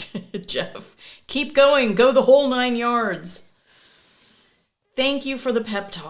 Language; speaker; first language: English; native; English